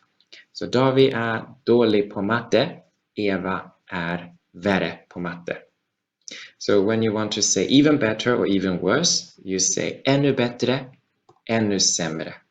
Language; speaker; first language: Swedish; non-native, fluent; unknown